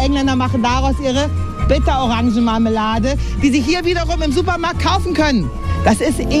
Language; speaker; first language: German; native; German